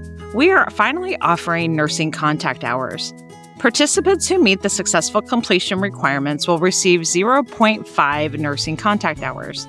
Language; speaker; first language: English; native; English